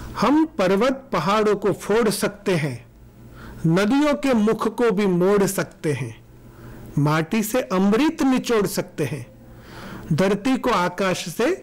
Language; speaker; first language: Hindi; non-native, local second language; Gujarati